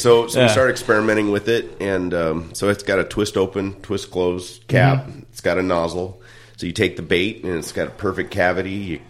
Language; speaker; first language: English; native; English